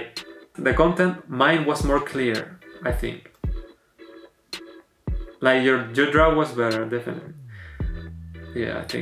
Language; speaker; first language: English; non-native, learner; Spanish